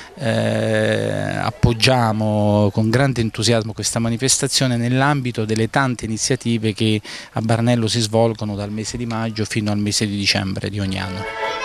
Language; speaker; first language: Italian; native; Italian